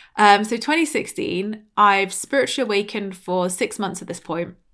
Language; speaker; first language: English; native; English